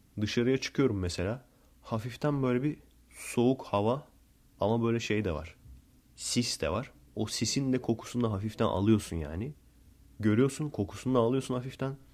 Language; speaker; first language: Turkish; early bilingual, heritage; Turkish